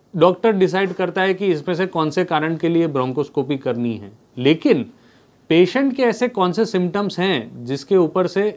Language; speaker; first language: Hindi; non-native, local second language; Gujarati